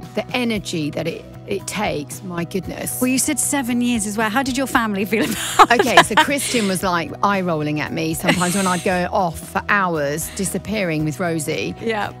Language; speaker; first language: English; native; English